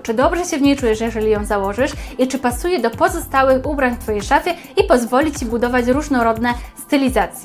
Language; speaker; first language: Polish; native; Polish